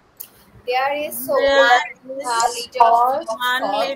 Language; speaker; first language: English; non-native, learner; Bangla